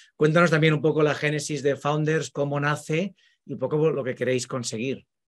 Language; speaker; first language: Spanish; native; Spanish